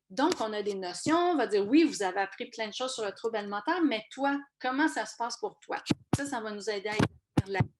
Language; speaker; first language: French; native; French